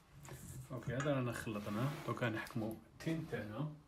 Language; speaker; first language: Arabic; native; Arabic